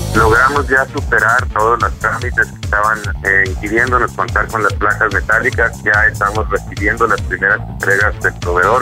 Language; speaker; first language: Spanish; native; Spanish